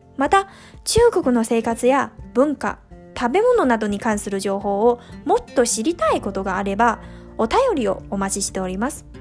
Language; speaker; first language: Japanese; non-native, fluent; Chinese